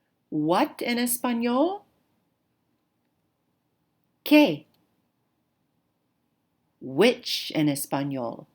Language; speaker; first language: Spanish; non-native, fluent; English